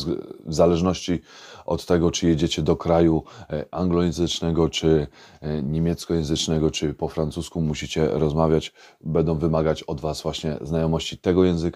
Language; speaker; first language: Polish; native; Polish